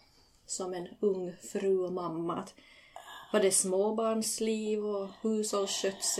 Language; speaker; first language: Swedish; native; Swedish